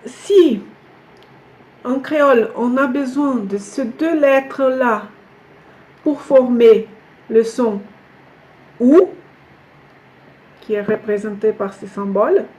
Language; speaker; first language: French; non-native, fluent; Portuguese